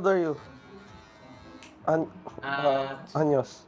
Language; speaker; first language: English; non-native, learner; Filipino